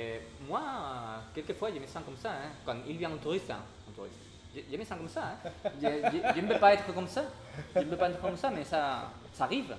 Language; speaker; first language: French; non-native, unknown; Spanish